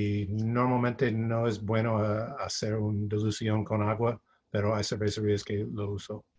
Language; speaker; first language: Spanish; non-native, fluent; English